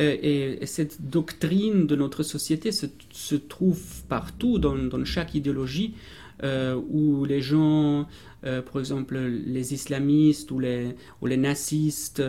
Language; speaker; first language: French; non-native, fluent; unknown